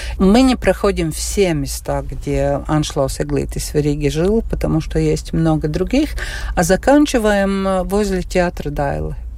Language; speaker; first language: Russian; non-native, local second language; Latvian